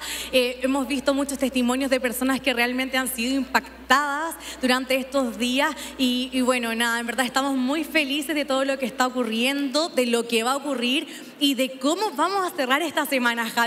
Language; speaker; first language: Spanish; native; Spanish